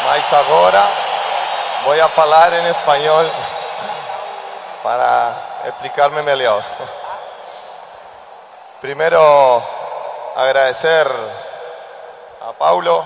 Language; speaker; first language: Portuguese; non-native, learner; Spanish